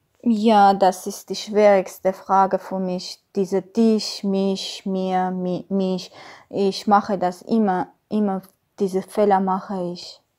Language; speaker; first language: German; non-native, learner; Armenian